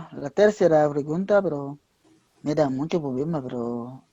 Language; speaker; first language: Spanish; non-native, learner; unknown